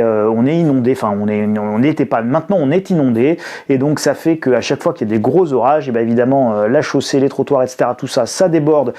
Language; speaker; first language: French; native; French